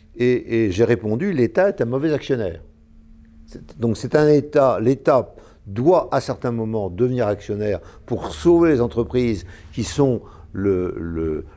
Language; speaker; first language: French; native; French